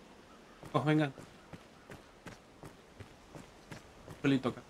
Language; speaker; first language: Spanish; native; Spanish